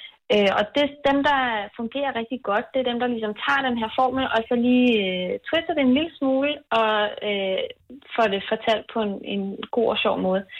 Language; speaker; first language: Danish; native; Danish